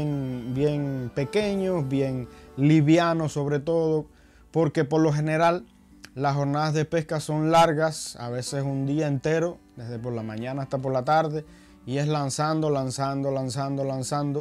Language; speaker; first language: Spanish; native; Spanish